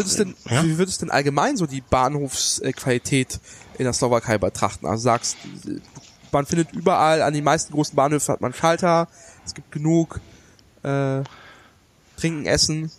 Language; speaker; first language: German; native; German